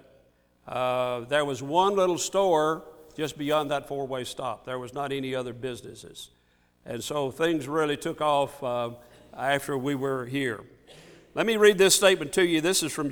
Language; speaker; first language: English; native; English